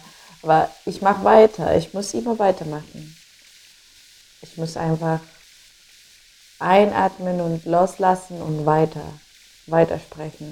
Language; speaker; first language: German; non-native, fluent; English